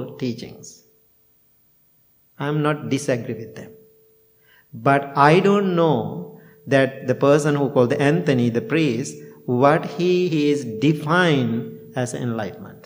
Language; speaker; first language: English; non-native, local second language; Sinhala